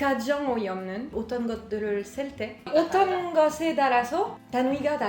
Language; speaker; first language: Korean; non-native, learner; French